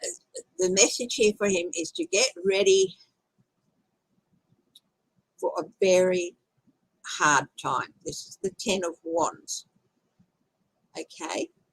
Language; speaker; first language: English; native; English